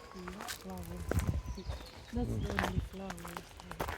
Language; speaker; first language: English; non-native, fluent; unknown